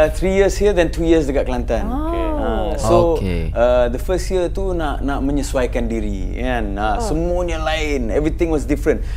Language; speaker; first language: Malay; early bilingual, other home language; English